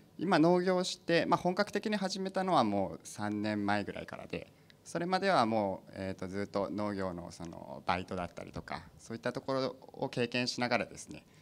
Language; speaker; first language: Japanese; native; Japanese